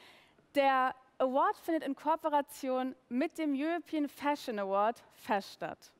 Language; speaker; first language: German; native; German